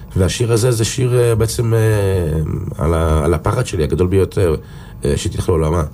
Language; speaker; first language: Hebrew; native; Hebrew